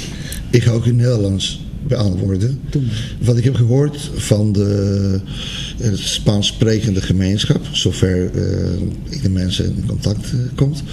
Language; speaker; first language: Dutch; non-native, fluent; Spanish